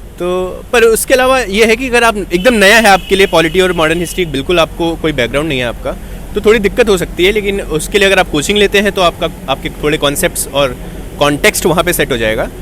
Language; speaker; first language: Hindi; native; Hindi